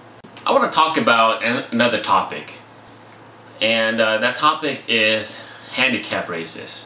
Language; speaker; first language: English; native; English